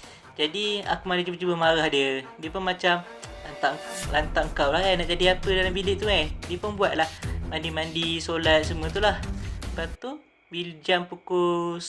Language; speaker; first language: Malay; native; Malay